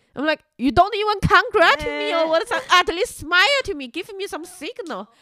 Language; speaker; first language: English; non-native, fluent; Chinese